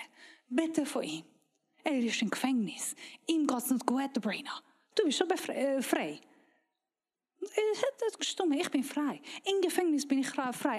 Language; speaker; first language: German; non-native, learner; Persian